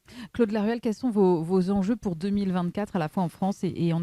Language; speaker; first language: French; native; French